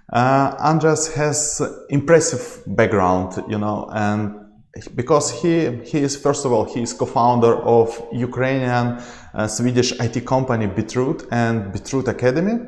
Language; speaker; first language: English; non-native, learner; Ukrainian